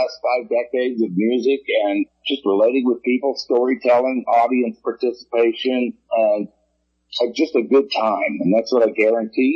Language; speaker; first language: English; native; English